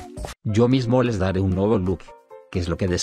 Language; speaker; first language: Spanish; native; Spanish